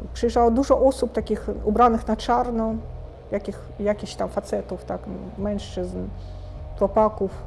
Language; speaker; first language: Polish; non-native, fluent; Russian